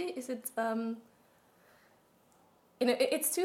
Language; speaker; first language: English; non-native, fluent; German